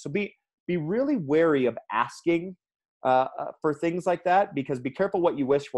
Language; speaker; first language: English; native; English